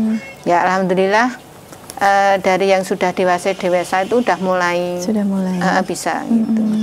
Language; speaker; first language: Indonesian; native; Indonesian